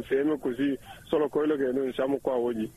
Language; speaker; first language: Italian; non-native, learner; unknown